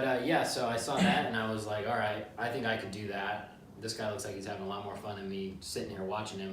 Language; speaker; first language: English; native; English